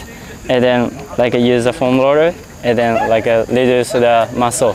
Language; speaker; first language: English; non-native, learner; Japanese